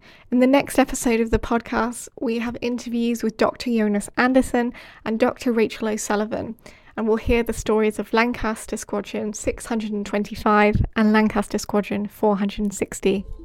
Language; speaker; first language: English; native; English